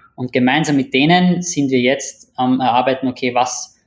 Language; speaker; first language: German; native; German